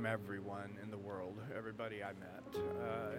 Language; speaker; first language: English; native; English